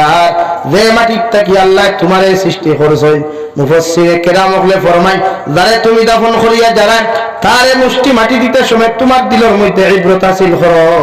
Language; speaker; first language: Bangla; native; Bangla